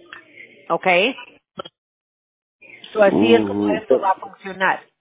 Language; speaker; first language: Spanish; early bilingual, heritage; Spanish